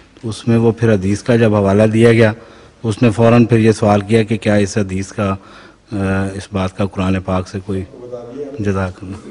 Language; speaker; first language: Urdu; native; Urdu